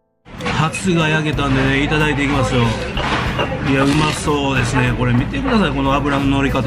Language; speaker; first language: Japanese; native; Japanese